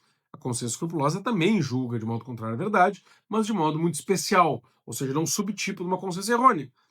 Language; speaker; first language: Portuguese; native; Portuguese